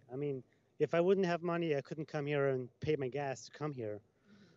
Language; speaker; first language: English; non-native, fluent; Italian